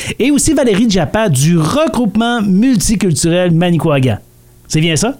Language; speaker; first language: French; native; French